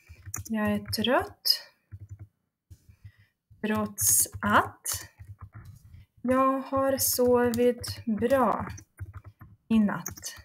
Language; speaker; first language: Swedish; non-native, fluent; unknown